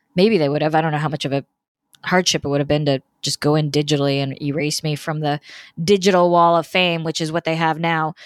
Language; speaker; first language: English; native; English